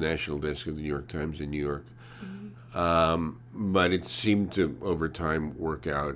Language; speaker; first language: English; early bilingual, other home language; Hungarian